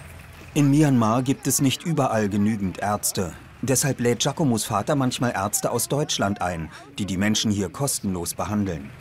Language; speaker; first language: German; native; German